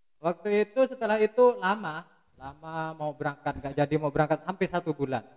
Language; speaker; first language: Indonesian; non-native, local second language; Madurese